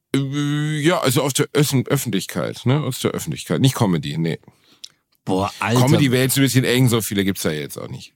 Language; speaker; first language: German; native; German